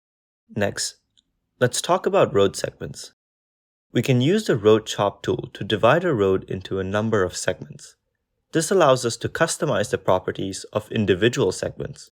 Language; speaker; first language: English; native; English